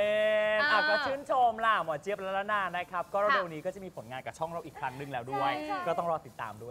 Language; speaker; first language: Thai; native; Thai